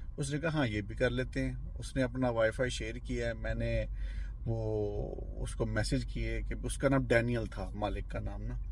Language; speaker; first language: Urdu; non-native, local second language; Punjabi